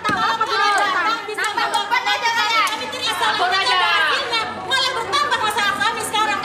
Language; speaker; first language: Indonesian; native; Indonesian